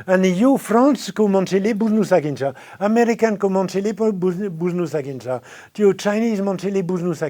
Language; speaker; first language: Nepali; non-native, fluent; French